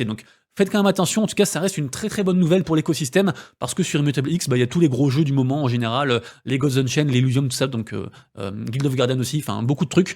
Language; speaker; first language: French; native; French